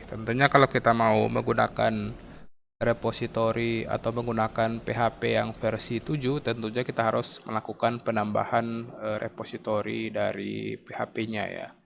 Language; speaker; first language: Indonesian; native; Indonesian